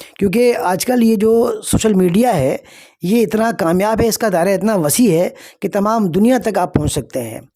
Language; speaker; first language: Urdu; native; Urdu